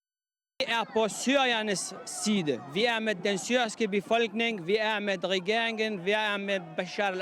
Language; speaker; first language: Danish; non-native, fluent; Arabic